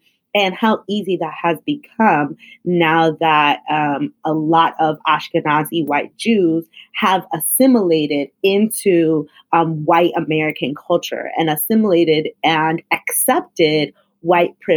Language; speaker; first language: English; native; English